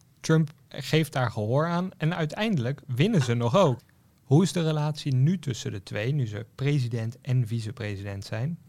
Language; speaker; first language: Dutch; native; Dutch